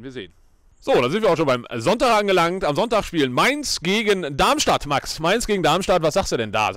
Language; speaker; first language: German; native; German